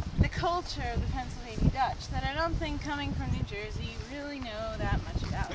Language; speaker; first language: English; native; English